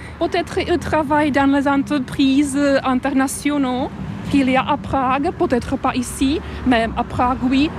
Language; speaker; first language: French; non-native, fluent; Czech